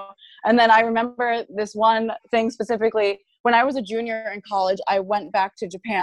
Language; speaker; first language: English; non-native, fluent; Japanese